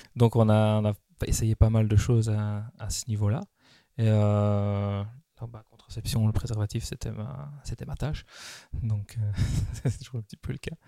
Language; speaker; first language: French; native; French